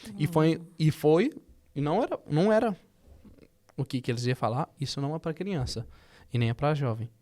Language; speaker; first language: Portuguese; early bilingual, heritage; Portuguese